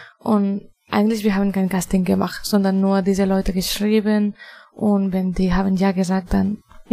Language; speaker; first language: German; non-native, fluent; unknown